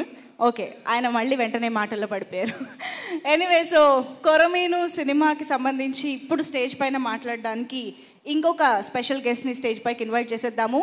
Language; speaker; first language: Telugu; native; Telugu